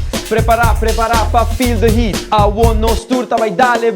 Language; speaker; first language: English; non-native, local second language; Papiamento